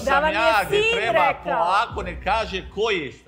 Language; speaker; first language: Serbian; native; Serbian